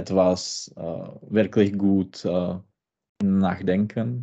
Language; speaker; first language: German; non-native, learner; Czech